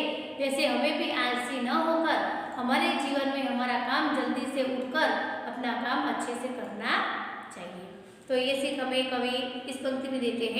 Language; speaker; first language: Hindi; non-native, local second language; Gujarati